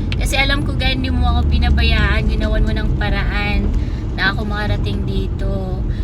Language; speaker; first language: Filipino; native; Filipino